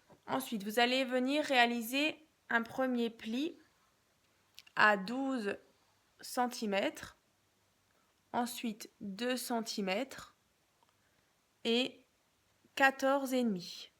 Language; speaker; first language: French; native; French